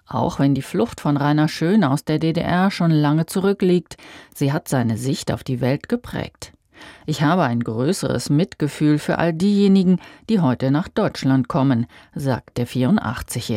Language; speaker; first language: German; native; German